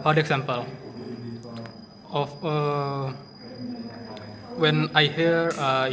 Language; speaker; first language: English; non-native, learner; Indonesian